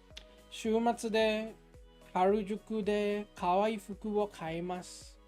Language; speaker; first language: Japanese; non-native, learner; English